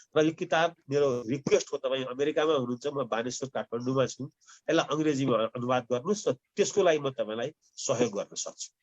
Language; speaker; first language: Nepali; native; Nepali